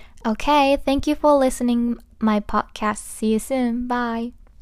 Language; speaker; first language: English; non-native, learner; Japanese